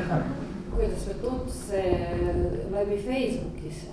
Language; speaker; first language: Estonian; non-native, learner; Croatian